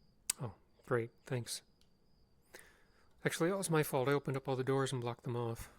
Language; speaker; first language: English; native; English